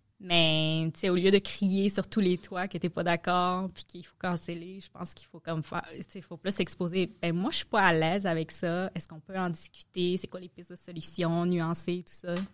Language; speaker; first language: French; native; French